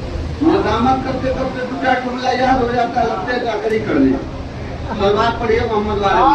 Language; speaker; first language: Hindi; native; Hindi